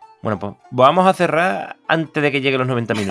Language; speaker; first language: Spanish; native; Spanish